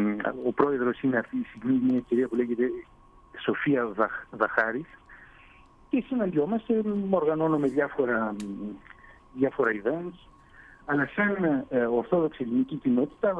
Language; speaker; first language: Greek; early bilingual, heritage; Greek